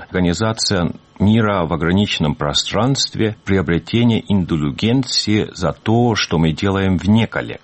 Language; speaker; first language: Russian; native; Russian